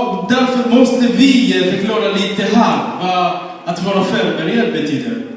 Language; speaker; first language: Swedish; non-native, fluent; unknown